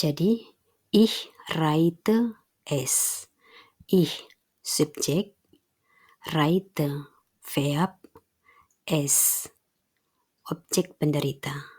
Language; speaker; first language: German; non-native, fluent; Indonesian